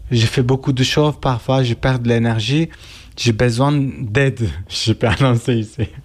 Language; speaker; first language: French; non-native, learner; Kurdish